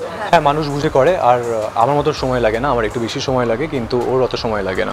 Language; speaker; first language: Bangla; non-native, fluent; Hindi